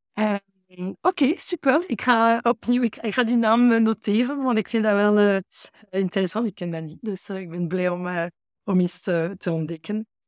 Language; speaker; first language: Dutch; non-native, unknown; French